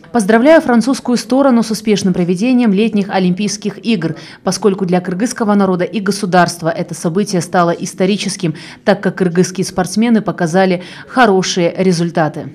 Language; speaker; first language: Russian; non-native, local second language; Kyrgyz